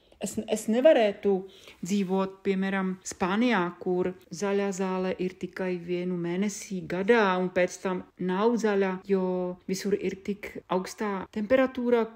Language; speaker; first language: Latvian; non-native, fluent; Czech